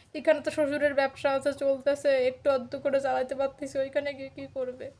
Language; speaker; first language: Bangla; native; Bangla